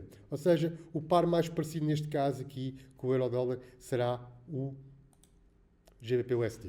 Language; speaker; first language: Portuguese; native; Portuguese